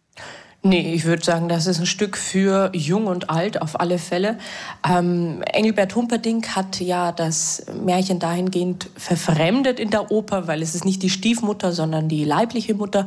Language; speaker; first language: German; native; German